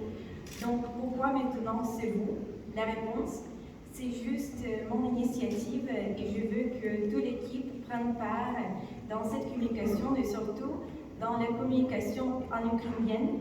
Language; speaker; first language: French; non-native, fluent; Ukrainian